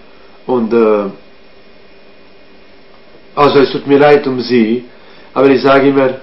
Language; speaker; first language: German; non-native, fluent; Croatian